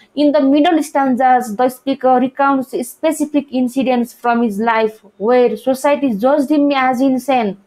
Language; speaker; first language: English; non-native, local second language; Nepali